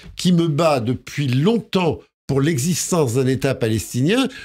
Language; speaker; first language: French; native; French